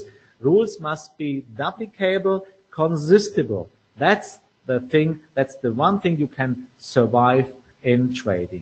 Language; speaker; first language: English; non-native, fluent; German